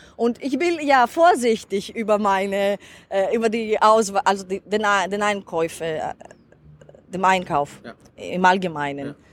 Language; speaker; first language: German; non-native, fluent; Greek